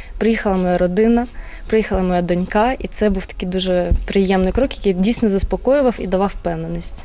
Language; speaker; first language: Ukrainian; native; Ukrainian